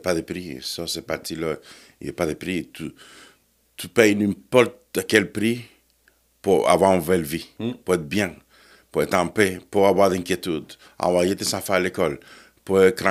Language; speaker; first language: French; non-native, fluent; Spanish